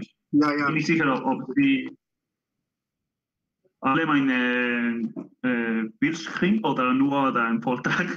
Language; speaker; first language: German; non-native, learner; Spanish